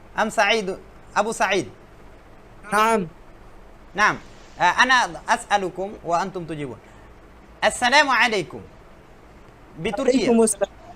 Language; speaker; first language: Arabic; non-native, fluent; Bangla